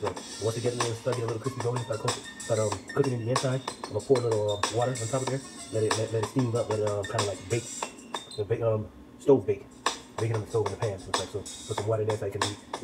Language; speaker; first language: English; native; English